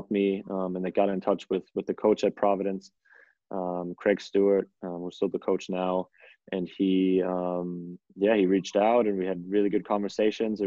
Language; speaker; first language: English; non-native, fluent; German